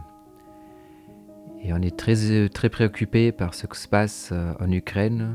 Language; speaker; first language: French; non-native, fluent; German